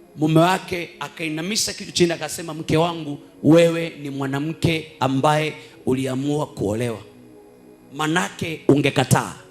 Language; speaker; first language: Swahili; native; Swahili